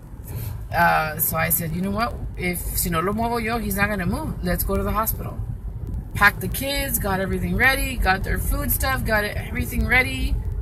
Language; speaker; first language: English; early bilingual, other home language; Spanish